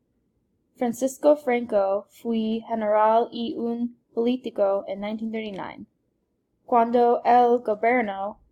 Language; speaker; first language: Spanish; non-native, learner; English